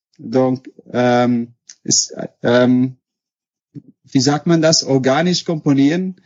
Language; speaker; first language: German; non-native, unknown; Dutch